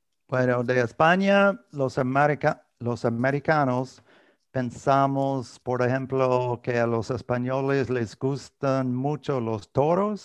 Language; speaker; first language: Spanish; non-native, fluent; English